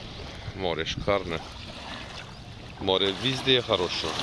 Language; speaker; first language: Russian; non-native, learner; Turkish